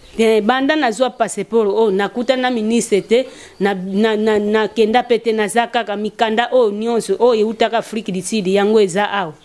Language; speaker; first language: Lingala; non-native, local second language; Kongo